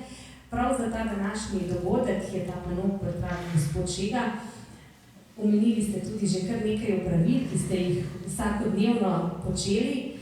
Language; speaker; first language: Slovenian; native; Slovenian